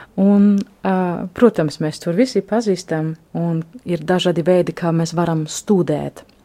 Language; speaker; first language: Latvian; non-native, fluent; German